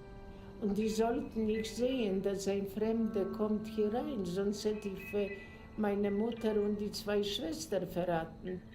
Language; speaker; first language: German; non-native, fluent; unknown